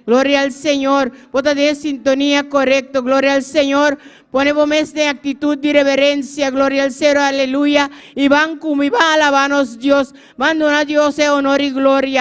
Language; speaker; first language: Spanish; non-native, learner; Papiamento